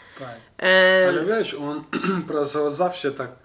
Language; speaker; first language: Polish; non-native, learner; Turkish